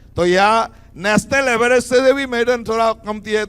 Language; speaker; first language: Hindi; non-native, local second language; Assamese